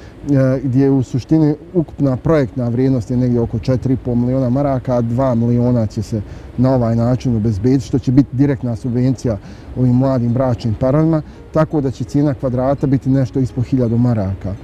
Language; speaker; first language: Bosnian; native; Bosnian